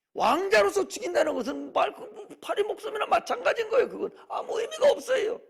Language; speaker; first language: Korean; native; Korean